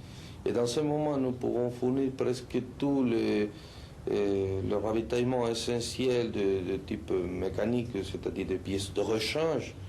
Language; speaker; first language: French; non-native, fluent; Spanish